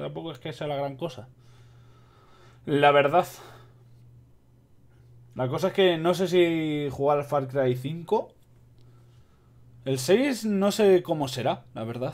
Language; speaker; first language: Spanish; native; Spanish